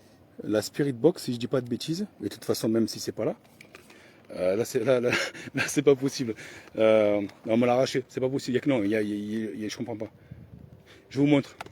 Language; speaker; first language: French; native; French